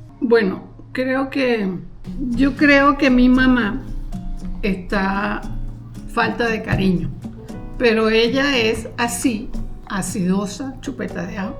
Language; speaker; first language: Spanish; native; Spanish